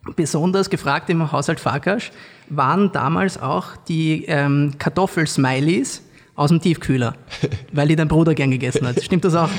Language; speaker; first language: German; native; German